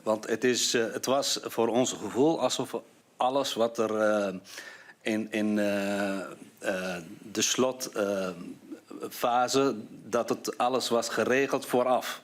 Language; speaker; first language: Dutch; non-native, fluent; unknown